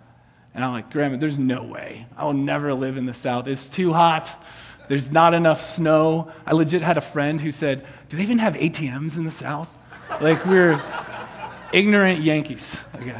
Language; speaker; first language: English; native; English